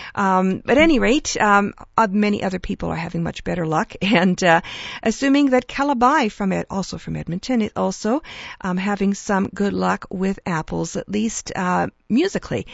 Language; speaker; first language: English; early bilingual, other home language; Ukrainian